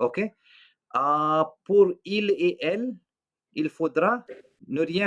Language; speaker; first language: French; non-native, fluent; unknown